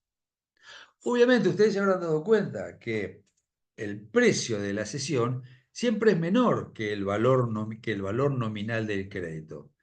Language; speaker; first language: Spanish; native; Spanish